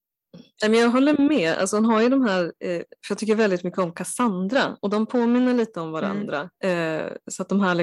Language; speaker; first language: Swedish; native; Swedish